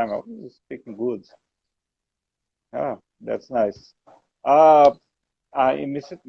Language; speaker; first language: English; non-native, learner; Portuguese